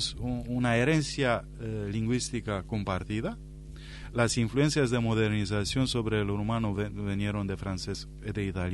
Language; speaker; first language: Spanish; non-native, fluent; Romanian